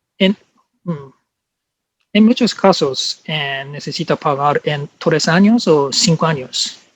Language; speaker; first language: Spanish; non-native, learner; Japanese